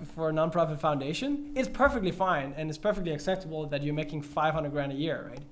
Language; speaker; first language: English; non-native, fluent; Danish